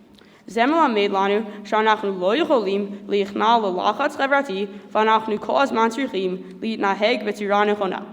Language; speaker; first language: Hebrew; non-native, learner; English